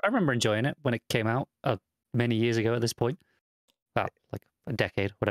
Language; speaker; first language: English; native; English